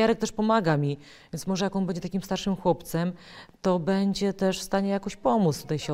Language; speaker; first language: Polish; native; Polish